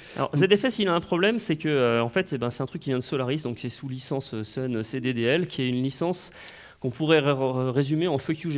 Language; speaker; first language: French; native; French